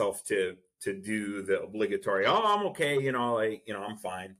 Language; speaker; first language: English; non-native, fluent; Arabic